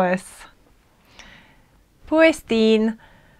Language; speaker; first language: Greek; non-native, fluent; English